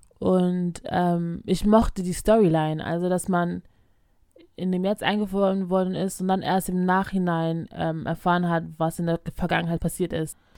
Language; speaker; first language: German; early bilingual, other home language; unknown